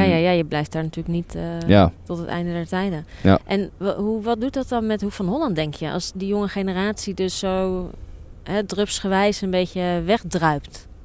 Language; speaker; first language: Dutch; native; Dutch